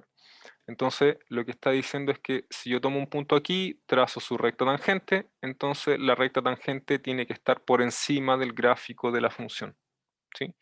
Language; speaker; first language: Spanish; native; Spanish